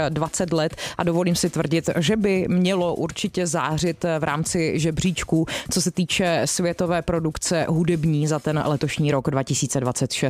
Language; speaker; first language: Czech; native; Czech